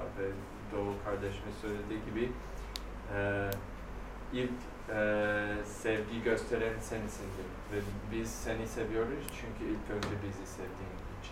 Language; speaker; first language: Turkish; non-native, fluent; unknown